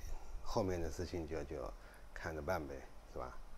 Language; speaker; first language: Chinese; native; Chinese